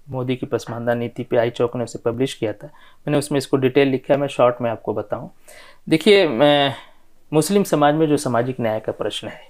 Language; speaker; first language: Hindi; non-native, local second language; Bhojpuri